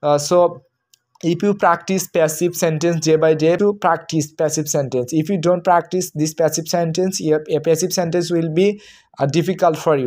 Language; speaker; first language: English; non-native, local second language; Bangla